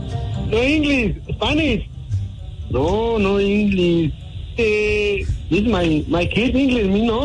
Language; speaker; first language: English; non-native, learner; Spanish